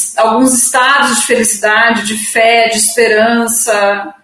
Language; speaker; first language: Portuguese; native; Portuguese